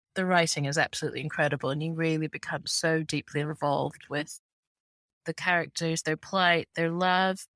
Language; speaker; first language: English; early bilingual, other home language; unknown